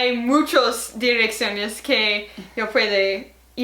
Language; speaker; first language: Spanish; non-native, learner; English